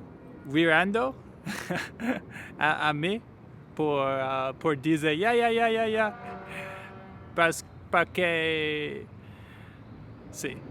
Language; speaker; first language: Spanish; non-native, learner; English